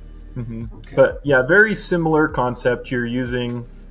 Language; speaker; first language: English; native; English